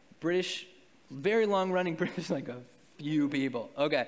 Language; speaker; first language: English; native; English